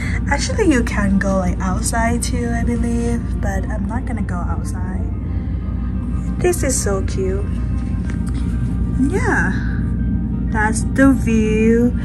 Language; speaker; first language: English; non-native, fluent; Thai